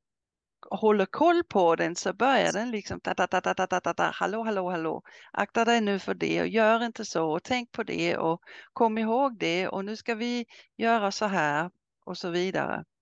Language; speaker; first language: Swedish; native; Swedish